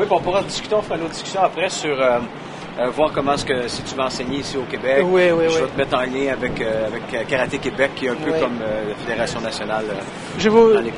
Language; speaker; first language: French; native; French